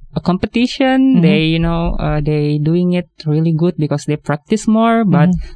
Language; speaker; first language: English; non-native, fluent; Indonesian